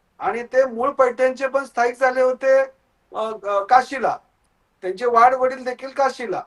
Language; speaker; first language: Marathi; native; Marathi